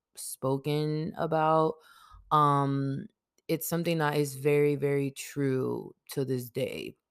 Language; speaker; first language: English; early bilingual, other home language; Spanish